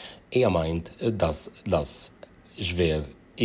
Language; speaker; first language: German; non-native, fluent; Arabic